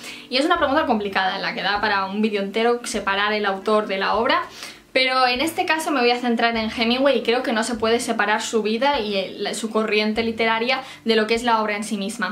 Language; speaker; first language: Spanish; native; Spanish